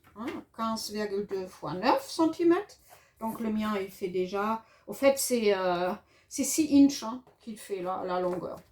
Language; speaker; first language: French; non-native, fluent; German